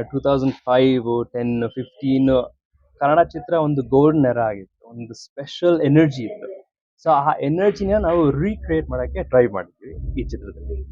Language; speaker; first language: Kannada; early bilingual, heritage; Kannada